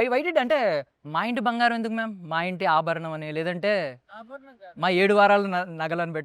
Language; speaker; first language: Telugu; native; Telugu